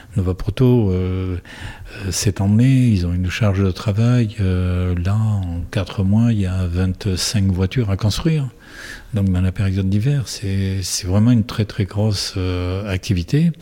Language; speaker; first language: French; native; French